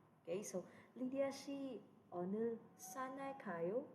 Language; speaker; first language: Korean; non-native, fluent; Cebuano